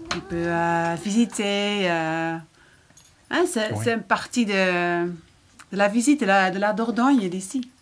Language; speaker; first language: French; non-native, fluent; Dutch